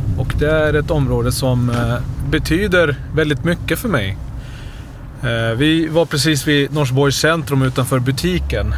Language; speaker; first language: Swedish; early bilingual, other home language; Spanish